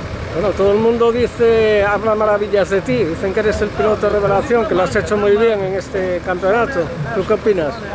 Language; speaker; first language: Spanish; native; Spanish